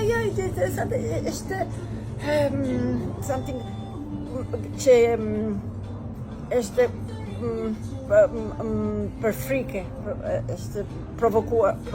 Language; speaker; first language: Albanian; non-native, learner; Italian